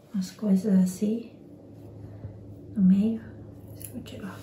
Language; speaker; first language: Portuguese; non-native, learner; Ukrainian